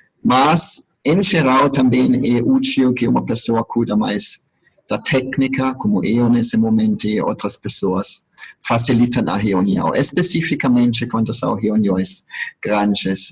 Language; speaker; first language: Portuguese; non-native, fluent; German